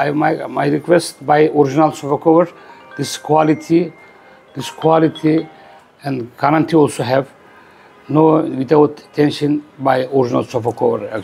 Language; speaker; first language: English; non-native, learner; Turkish